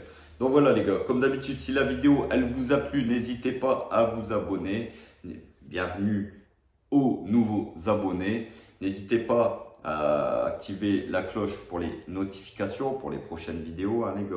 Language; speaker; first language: French; native; French